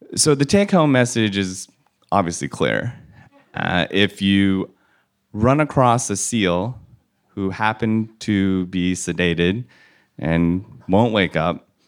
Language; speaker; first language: English; native; English